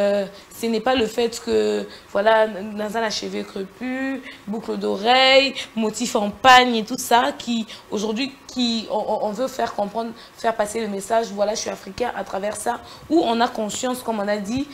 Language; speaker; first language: French; non-native, local second language; Lingala